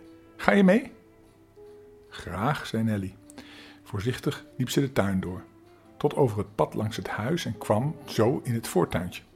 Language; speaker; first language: Dutch; native; Dutch